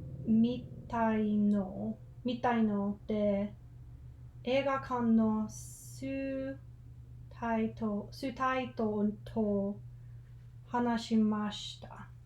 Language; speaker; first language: Japanese; non-native, learner; English